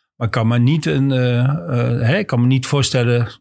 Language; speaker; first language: Dutch; native; Dutch